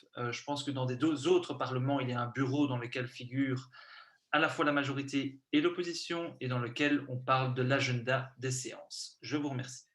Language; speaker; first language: French; native; French